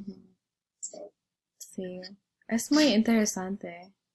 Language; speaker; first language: Spanish; non-native, learner; English